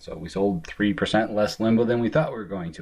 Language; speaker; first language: English; native; English